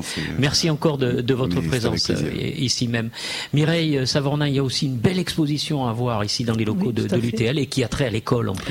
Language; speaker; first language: French; native; French